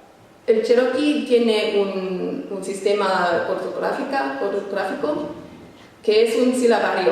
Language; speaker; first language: Spanish; non-native, fluent; English